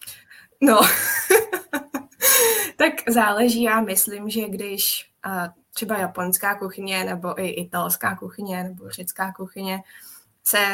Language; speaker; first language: Czech; non-native, fluent; Japanese